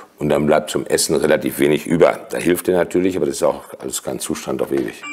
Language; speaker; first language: German; native; German